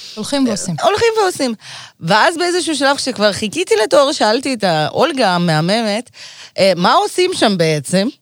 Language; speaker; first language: Hebrew; early bilingual, other home language; Russian